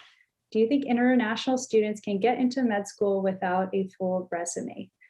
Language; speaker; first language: English; native; English